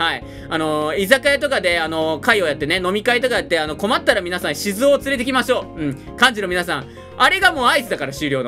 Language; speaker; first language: Japanese; native; Japanese